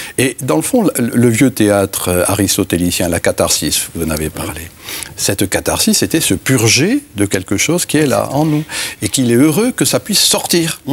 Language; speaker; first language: French; native; French